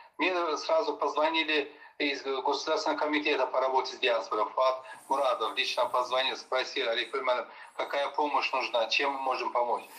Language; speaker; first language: Russian; non-native, local second language; Azerbaijani